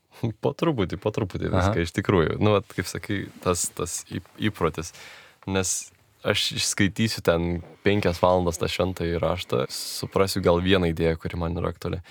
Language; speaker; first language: Lithuanian; native; Lithuanian